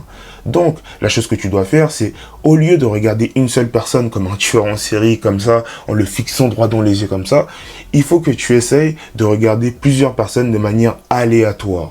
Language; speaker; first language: French; native; French